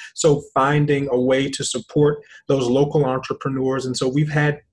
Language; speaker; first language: English; native; English